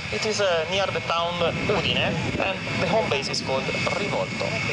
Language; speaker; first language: English; non-native, fluent; Italian